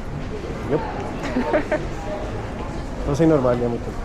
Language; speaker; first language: Finnish; non-native, learner; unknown